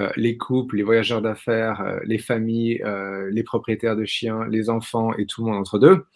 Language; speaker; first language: French; native; French